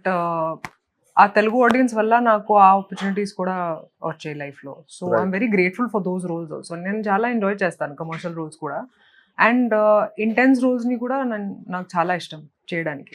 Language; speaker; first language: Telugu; non-native, local second language; Hindi